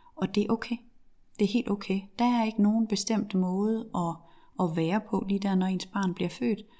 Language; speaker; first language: Danish; native; Danish